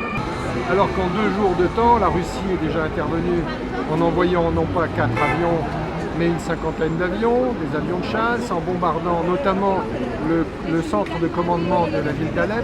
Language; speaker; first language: French; native; French